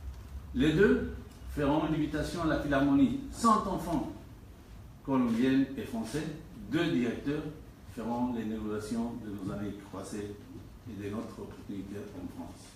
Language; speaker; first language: French; non-native, fluent; Spanish